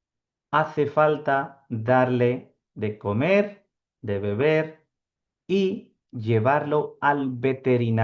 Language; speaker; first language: Spanish; non-native, fluent; Urdu